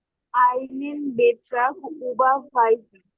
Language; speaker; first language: German; non-native, learner; Bangla